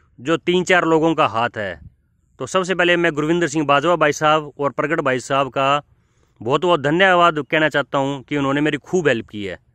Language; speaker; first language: Hindi; native; Hindi